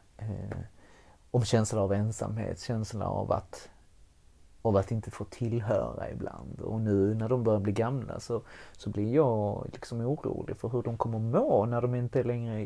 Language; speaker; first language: Swedish; early bilingual, other home language; Spanish